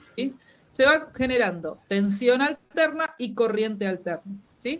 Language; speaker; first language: Spanish; native; Spanish